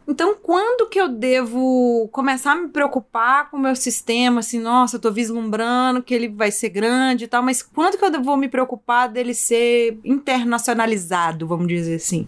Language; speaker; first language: Portuguese; native; Portuguese